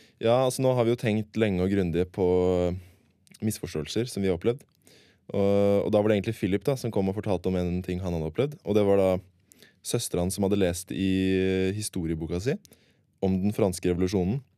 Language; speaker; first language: Norwegian; native; Norwegian